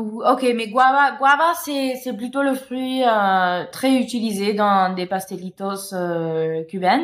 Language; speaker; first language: French; non-native, fluent; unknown